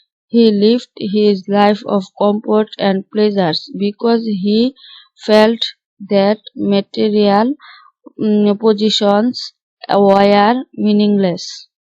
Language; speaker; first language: English; non-native, local second language; Bangla